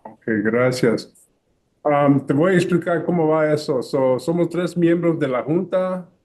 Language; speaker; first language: Spanish; early bilingual, heritage; English